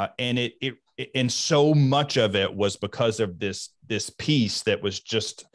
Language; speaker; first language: English; native; English